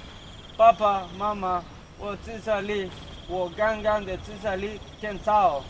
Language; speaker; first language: Chinese; non-native, learner; Spanish